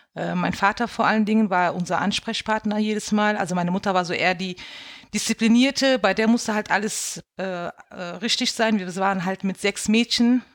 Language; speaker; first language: German; early bilingual, other home language; Kurdish